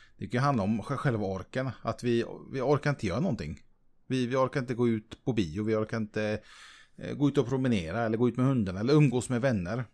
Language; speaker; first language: Swedish; native; Swedish